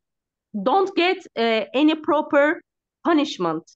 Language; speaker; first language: English; non-native, learner; Turkish